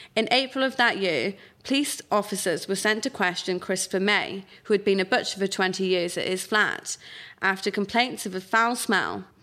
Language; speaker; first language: English; native; English